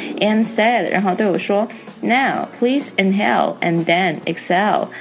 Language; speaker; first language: English; non-native, fluent; Chinese